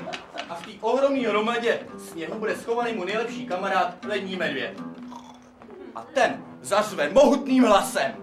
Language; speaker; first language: Czech; native; Czech